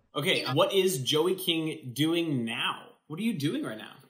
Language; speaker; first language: English; native; English